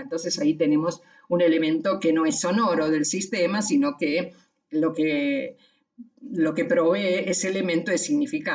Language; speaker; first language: Spanish; native; Spanish